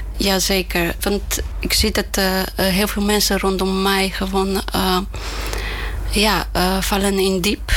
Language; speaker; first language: Dutch; non-native, fluent; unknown